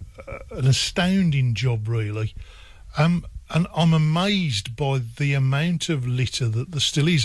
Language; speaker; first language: English; native; English